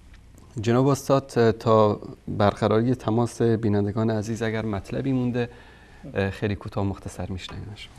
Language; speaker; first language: Persian; native; Persian